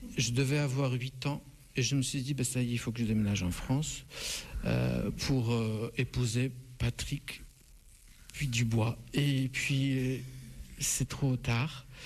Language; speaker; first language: French; non-native, fluent; Russian